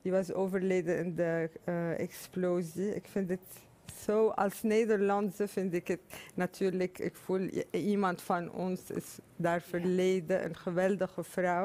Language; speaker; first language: Dutch; non-native, fluent; Arabic